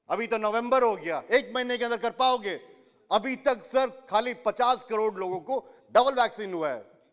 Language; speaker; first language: Hindi; non-native, local second language; Odia